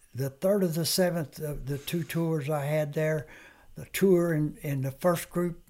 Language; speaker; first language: English; early bilingual, other home language; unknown